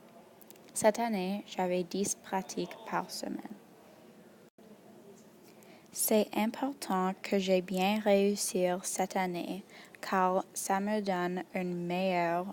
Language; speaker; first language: French; non-native, local second language; English